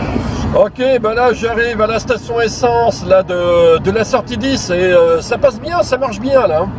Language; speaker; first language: French; native; French